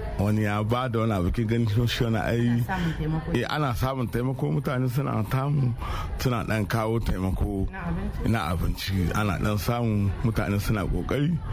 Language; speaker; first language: Hausa; native; Hausa